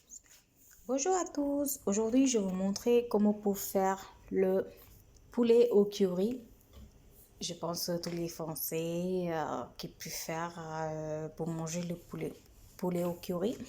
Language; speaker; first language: French; non-native, fluent; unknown